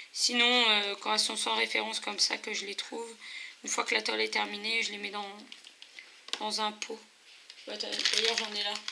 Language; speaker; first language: French; native; French